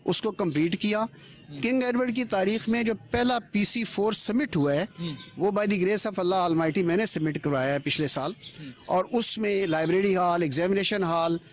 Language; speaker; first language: Urdu; non-native, local second language; Punjabi